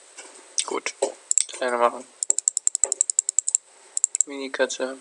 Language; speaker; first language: German; native; German